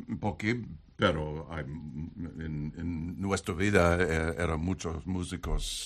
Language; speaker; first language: Spanish; non-native, learner; English